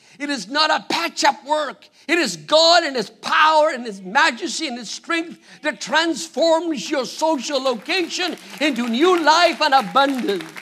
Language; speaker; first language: English; non-native, fluent; Spanish